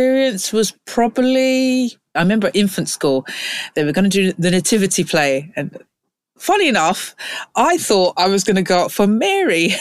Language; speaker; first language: English; native; English